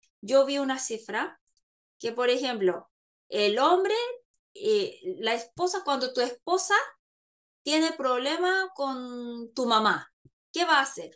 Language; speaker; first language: Spanish; non-native, fluent; Korean